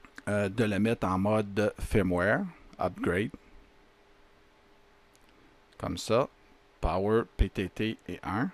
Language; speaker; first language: French; native; French